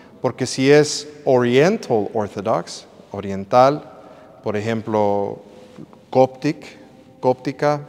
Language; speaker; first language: Spanish; early bilingual, heritage; English